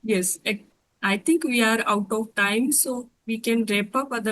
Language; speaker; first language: English; non-native, learner; Hindi